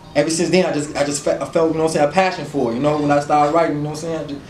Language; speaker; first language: English; native; English